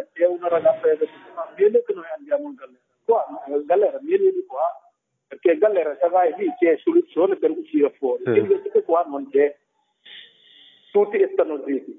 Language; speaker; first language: Italian; non-native, learner; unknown